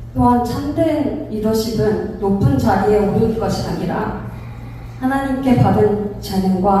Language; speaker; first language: Korean; early bilingual, heritage; Korean